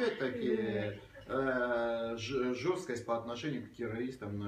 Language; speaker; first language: Russian; native; Russian